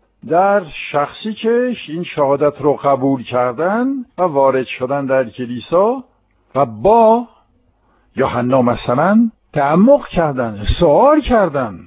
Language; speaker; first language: Persian; non-native, fluent; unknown